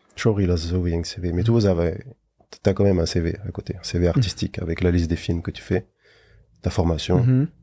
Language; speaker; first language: French; native; French